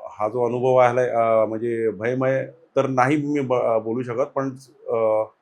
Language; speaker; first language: Marathi; native; Marathi